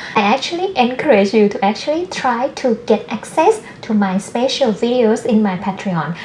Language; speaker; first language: English; non-native, fluent; Thai